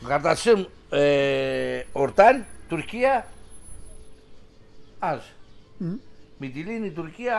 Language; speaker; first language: Turkish; early bilingual, heritage; Greek